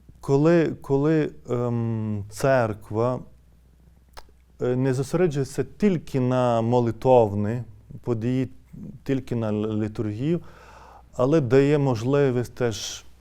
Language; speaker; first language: Ukrainian; non-native, fluent; Lithuanian